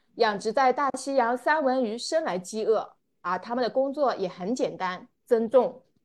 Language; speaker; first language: Chinese; native; Chinese